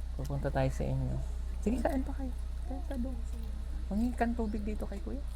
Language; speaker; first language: Filipino; native; Filipino